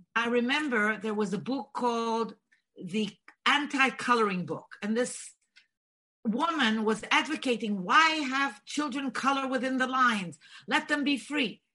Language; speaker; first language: English; non-native, fluent; Bulgarian